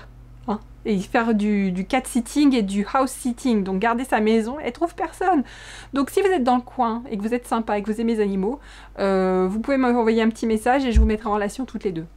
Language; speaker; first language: French; native; French